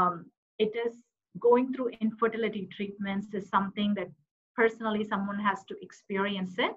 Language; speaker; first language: English; non-native, local second language; Tamil